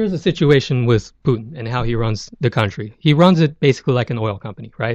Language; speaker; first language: English; native; English